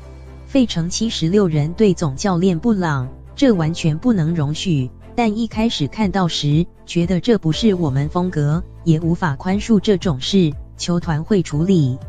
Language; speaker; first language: Chinese; native; Chinese